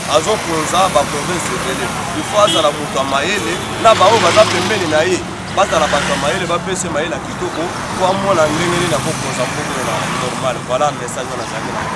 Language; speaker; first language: Lingala; native; Lingala